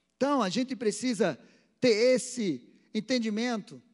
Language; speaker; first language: Portuguese; native; Portuguese